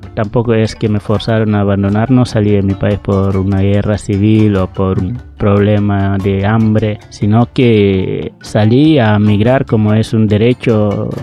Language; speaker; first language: Spanish; non-native, fluent; Wolof